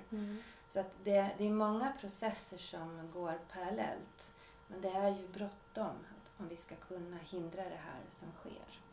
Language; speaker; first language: Swedish; native; Swedish